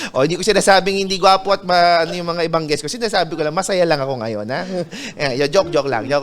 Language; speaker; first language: Filipino; native; Filipino